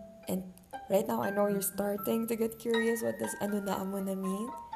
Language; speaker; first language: English; non-native, local second language; Filipino